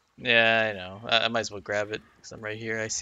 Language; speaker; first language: English; native; English